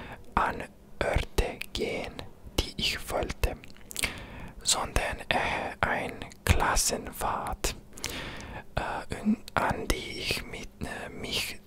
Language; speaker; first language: German; non-native, learner; English